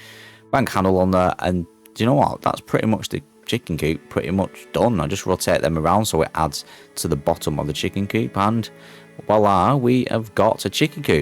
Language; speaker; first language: English; native; English